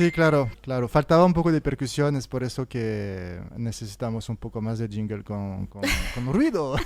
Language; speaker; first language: Spanish; non-native, fluent; French